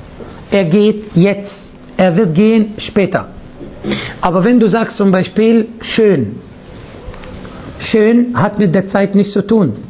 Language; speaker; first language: German; non-native, fluent; Arabic